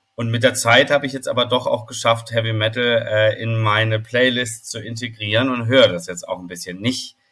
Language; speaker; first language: German; native; German